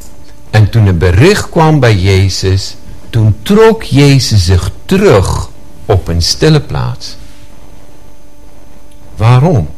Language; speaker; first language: Dutch; non-native, fluent; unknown